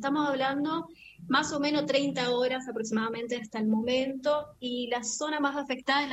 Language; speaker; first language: Spanish; native; Spanish